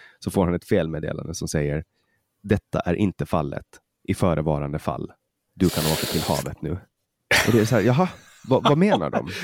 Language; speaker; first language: Swedish; native; Swedish